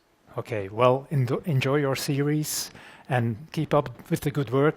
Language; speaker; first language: English; native; English